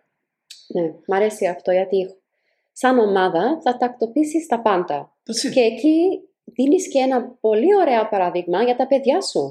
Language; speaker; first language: Greek; early bilingual, heritage; Greek